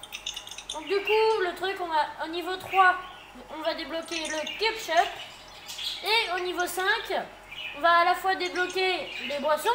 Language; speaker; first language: French; native; French